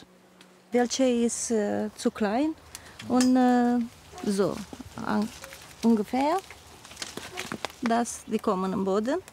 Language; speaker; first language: German; non-native, learner; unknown